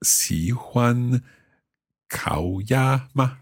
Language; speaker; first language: Chinese; non-native, learner; English